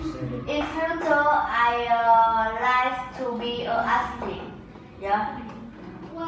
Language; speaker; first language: English; non-native, learner; Vietnamese